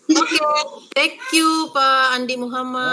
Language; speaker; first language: English; non-native, fluent; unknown